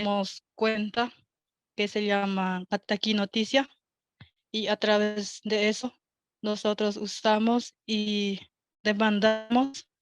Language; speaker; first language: Spanish; non-native, local second language; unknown